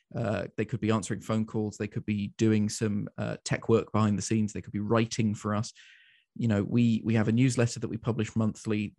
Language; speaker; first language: English; native; English